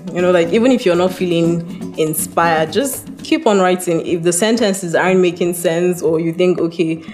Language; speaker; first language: English; non-native, local second language; Hausa